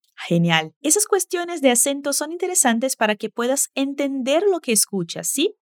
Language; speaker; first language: Spanish; non-native, fluent; Portuguese